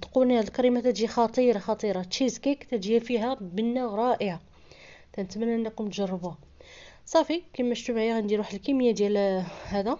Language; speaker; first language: Arabic; native; Arabic